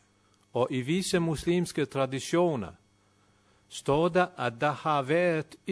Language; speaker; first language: Danish; non-native, fluent; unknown